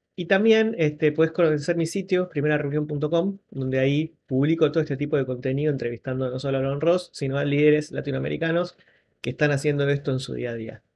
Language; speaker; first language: Spanish; native; Spanish